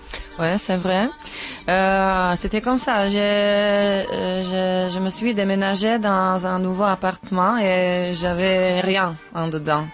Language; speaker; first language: French; non-native, learner; Czech